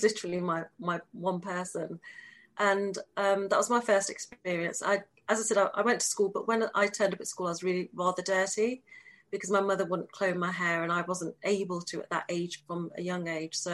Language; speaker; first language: English; native; English